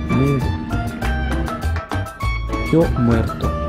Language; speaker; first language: Spanish; non-native, learner; Korean